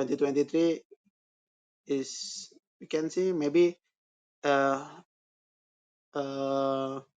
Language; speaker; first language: English; non-native, learner; Indonesian